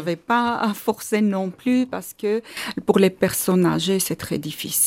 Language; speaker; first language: French; non-native, learner; Armenian